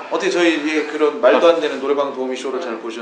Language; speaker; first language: Korean; native; Korean